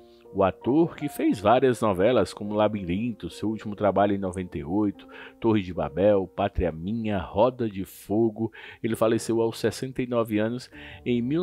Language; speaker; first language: Portuguese; native; Portuguese